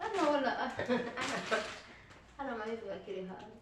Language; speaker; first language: Arabic; non-native, learner; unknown